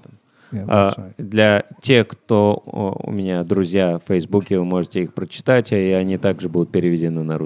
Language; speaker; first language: Russian; native; Russian